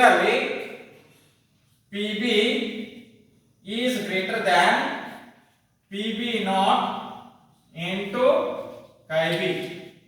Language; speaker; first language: English; non-native, local second language; Kannada